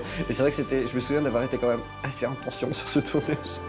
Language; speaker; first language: French; native; French